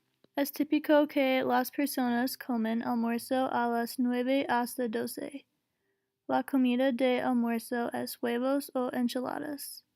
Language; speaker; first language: Spanish; non-native, learner; English